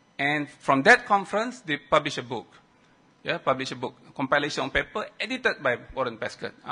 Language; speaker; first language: English; non-native, local second language; Malay